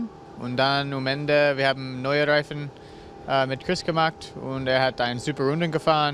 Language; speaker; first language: German; non-native, learner; English